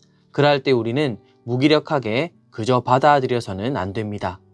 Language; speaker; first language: Korean; native; Korean